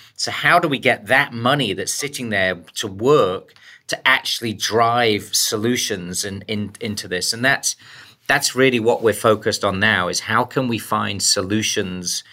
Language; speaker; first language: English; native; English